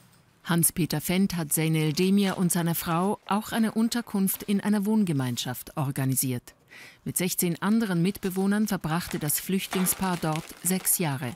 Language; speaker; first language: German; non-native, fluent; Kurdish